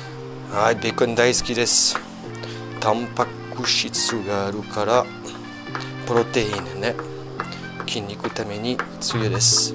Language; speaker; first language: Japanese; non-native, learner; French